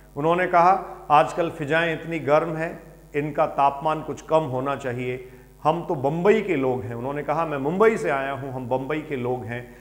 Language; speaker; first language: Hindi; native; Hindi